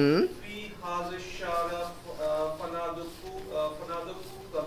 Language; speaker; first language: Arabic; non-native, learner; Urdu